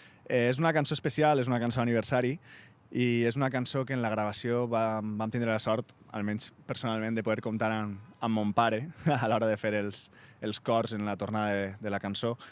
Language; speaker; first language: Catalan; native; Catalan